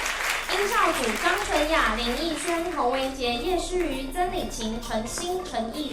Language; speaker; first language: Chinese; native; Chinese